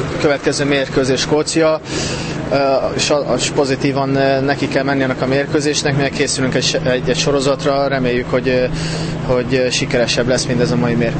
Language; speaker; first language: Hungarian; native; Hungarian